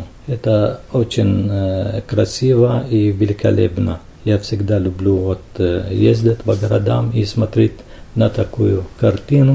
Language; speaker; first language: Russian; non-native, fluent; Arabic